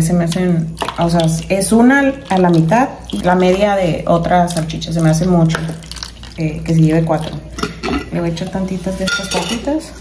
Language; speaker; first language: Spanish; native; Spanish